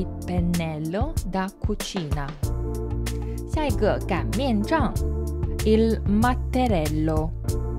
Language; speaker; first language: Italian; non-native, fluent; Chinese